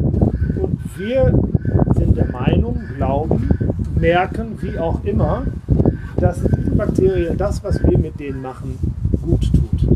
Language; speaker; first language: German; native; German